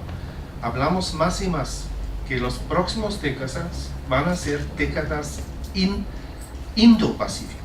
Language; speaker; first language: Spanish; non-native, fluent; German